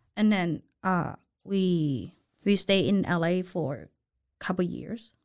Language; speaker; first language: English; non-native, learner; Thai